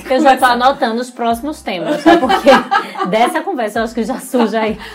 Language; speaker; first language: Portuguese; native; Portuguese